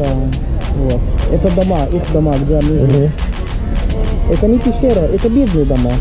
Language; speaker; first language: Russian; non-native, learner; Arabic